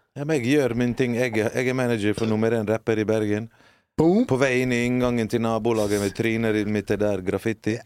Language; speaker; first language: Norwegian; early bilingual, other home language; Bosnian